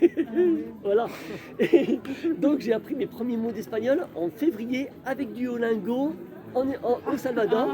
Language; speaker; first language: French; native; French